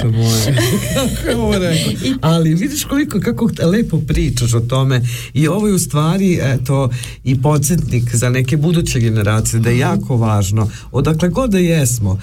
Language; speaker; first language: Serbian; native; Serbian